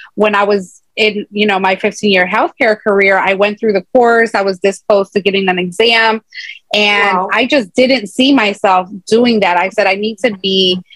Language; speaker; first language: English; native; English